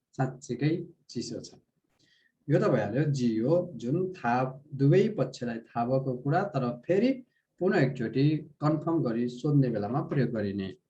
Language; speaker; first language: Nepali; native; Nepali